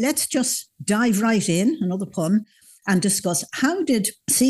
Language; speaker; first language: English; native; English